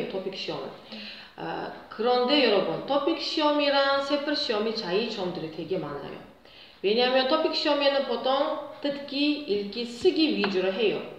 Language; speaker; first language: Korean; non-native, fluent; Uzbek